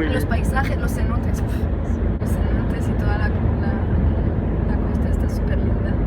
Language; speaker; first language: Spanish; non-native, fluent; French